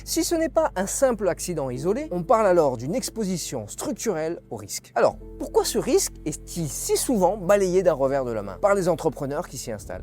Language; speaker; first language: French; native; French